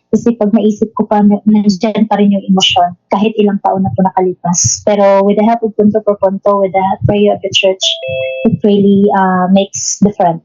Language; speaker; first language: Filipino; non-native, local second language; Cebuano